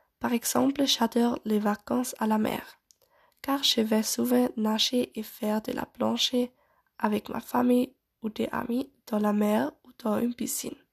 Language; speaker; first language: French; non-native, learner; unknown